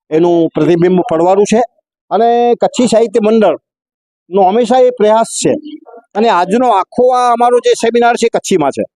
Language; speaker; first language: Gujarati; non-native, local second language; Kachhi